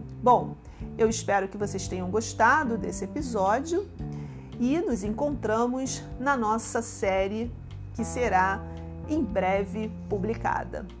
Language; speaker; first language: Portuguese; native; Portuguese